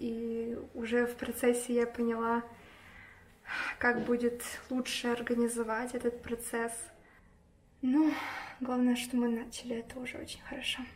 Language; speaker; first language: Russian; native; Russian